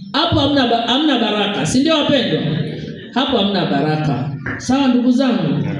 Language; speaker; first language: Swahili; native; Swahili